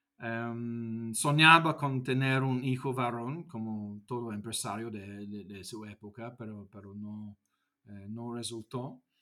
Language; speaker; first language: Spanish; non-native, fluent; English